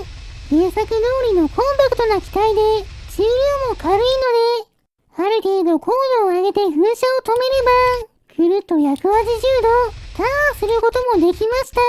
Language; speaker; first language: Japanese; native; Japanese